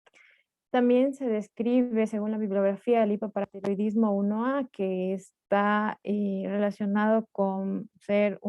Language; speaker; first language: Spanish; native; Spanish